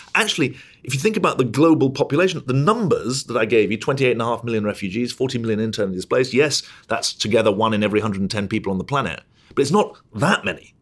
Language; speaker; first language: English; native; English